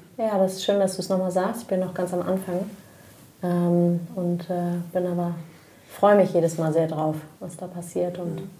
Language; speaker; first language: German; native; German